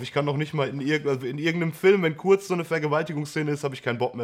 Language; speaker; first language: German; native; German